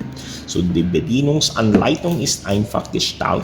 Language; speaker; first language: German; non-native, learner; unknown